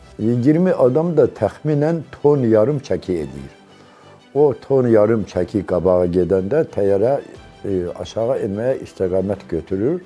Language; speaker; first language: Azerbaijani; non-native, local second language; Avaric